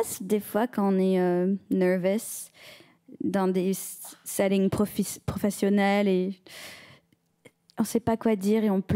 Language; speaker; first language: French; early bilingual, heritage; French